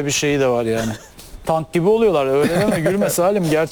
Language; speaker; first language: Turkish; native; Turkish